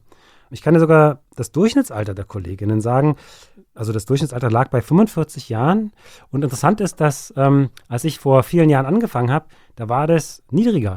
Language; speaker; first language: German; native; German